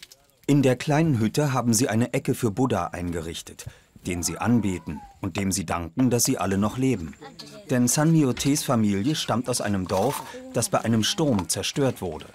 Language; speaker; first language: German; native; German